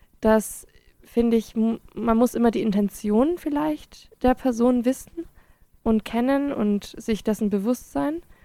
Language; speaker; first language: German; early bilingual, other home language; Spanish